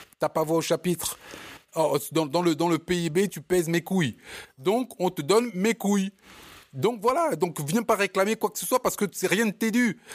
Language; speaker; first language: French; early bilingual, other home language; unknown